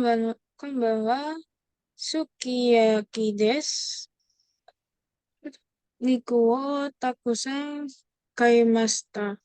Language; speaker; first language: Japanese; non-native, learner; Indonesian